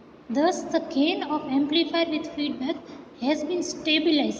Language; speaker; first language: English; non-native, local second language; Gujarati